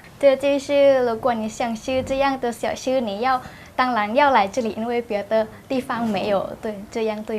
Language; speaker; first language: Chinese; non-native, learner; Thai